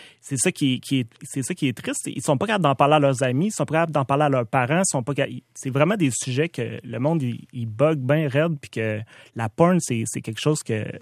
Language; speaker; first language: French; native; French